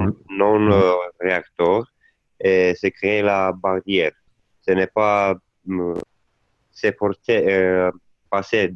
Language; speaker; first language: French; non-native, learner; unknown